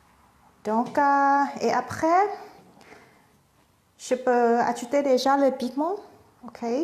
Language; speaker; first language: French; non-native, fluent; Thai